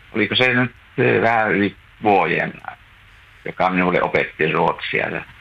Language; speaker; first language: Finnish; native; Finnish